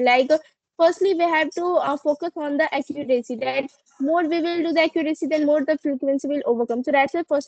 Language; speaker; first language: English; non-native, learner; Hindi